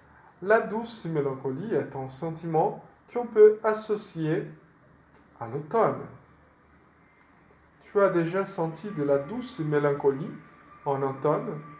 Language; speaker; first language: French; non-native, fluent; Portuguese